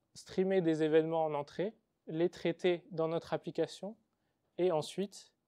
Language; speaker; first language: French; native; French